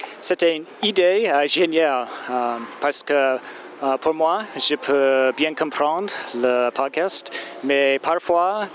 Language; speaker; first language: French; non-native, fluent; English